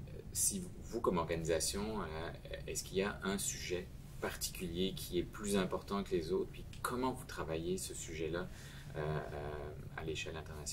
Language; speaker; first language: French; native; French